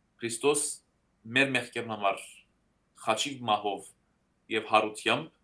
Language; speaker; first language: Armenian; early bilingual, heritage; Armenian